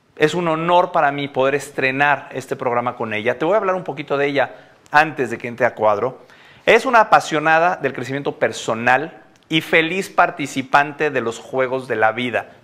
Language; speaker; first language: Spanish; native; Spanish